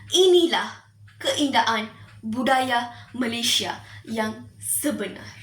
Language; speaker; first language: Malay; non-native, local second language; Tamil